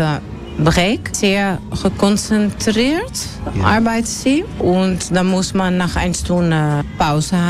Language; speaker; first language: German; non-native, learner; Dutch